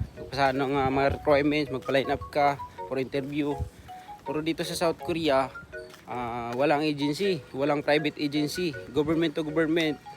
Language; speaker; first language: Filipino; native; Filipino